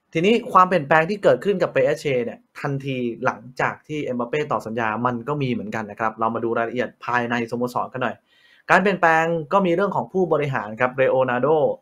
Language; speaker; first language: Thai; native; Thai